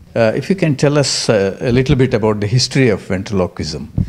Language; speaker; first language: English; non-native, local second language; Kannada